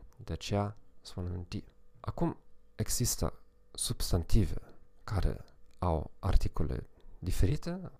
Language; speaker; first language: Romanian; non-native, fluent; German